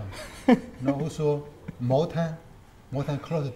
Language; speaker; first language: English; non-native, learner; Chinese